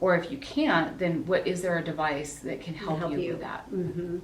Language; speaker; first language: English; native; English